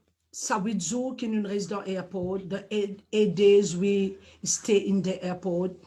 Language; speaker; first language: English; non-native, learner; Morisyen